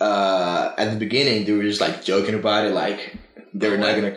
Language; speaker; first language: English; non-native, fluent; Spanish